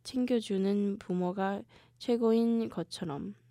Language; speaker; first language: Korean; early bilingual, heritage; Korean